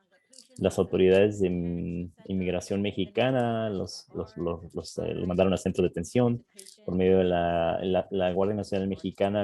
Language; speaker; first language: Spanish; non-native, fluent; English